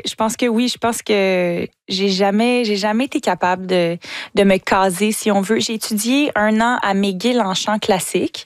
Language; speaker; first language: French; native; French